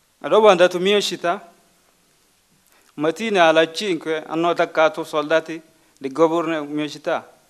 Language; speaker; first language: Italian; non-native, learner; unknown